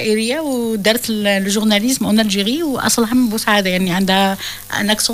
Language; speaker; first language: French; non-native, local second language; Arabic